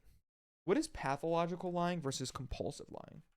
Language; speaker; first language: English; native; English